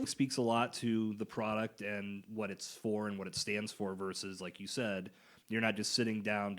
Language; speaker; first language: English; native; English